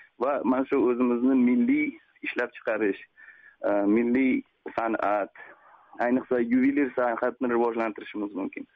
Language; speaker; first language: Uzbek; native; Uzbek